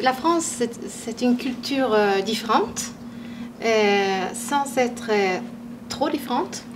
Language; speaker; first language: French; non-native, fluent; Swedish